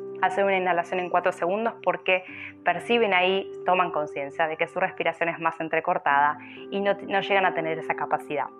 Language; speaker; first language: Spanish; native; Spanish